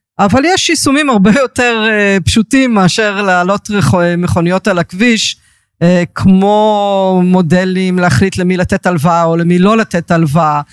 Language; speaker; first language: Hebrew; early bilingual, heritage; Hebrew